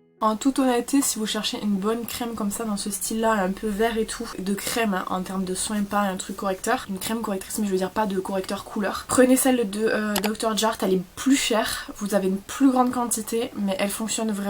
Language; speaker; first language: French; native; French